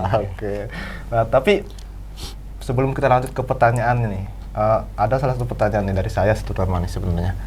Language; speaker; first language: Indonesian; non-native, local second language; Balinese